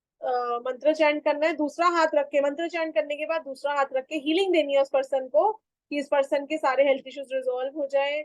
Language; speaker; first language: Hindi; native; Hindi